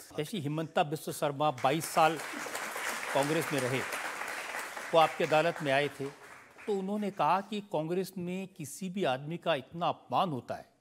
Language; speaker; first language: Hindi; native; Hindi